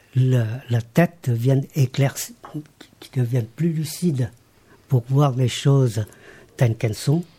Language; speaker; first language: French; non-native, fluent; Lao